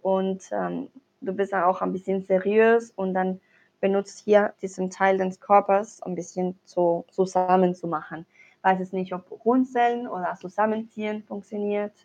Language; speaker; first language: German; non-native, learner; Spanish